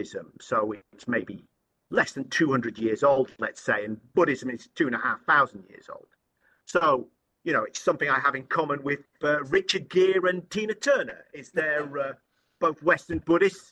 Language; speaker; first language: English; native; English